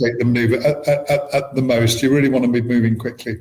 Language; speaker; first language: English; native; English